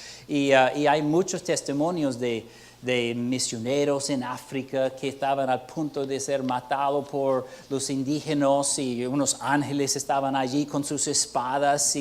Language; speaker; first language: Spanish; non-native, fluent; English